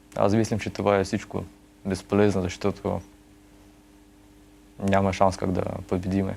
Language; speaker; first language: Bulgarian; early bilingual, heritage; Russian